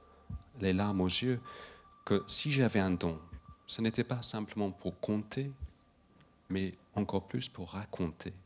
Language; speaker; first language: French; non-native, fluent; English